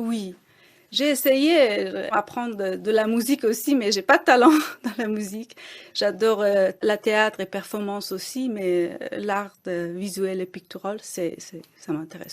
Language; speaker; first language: French; non-native, fluent; Persian